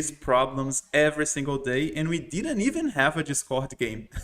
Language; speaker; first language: English; non-native, fluent; Portuguese